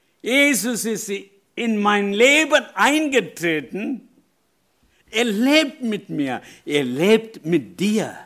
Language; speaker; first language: German; non-native, learner; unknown